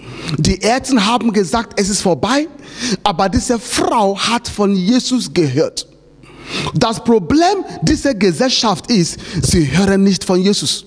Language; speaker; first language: German; non-native, fluent; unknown